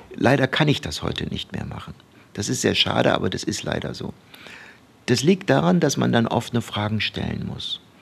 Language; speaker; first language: German; early bilingual, other home language; Turkish